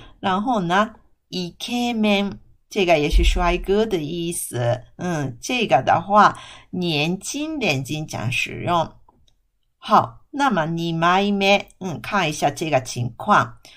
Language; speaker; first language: Chinese; non-native, fluent; Japanese